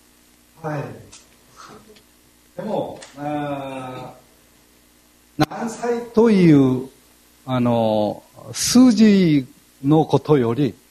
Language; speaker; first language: Japanese; non-native, fluent; Korean